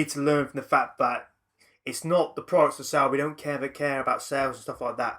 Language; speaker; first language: English; native; English